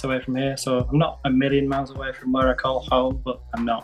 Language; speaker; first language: English; native; English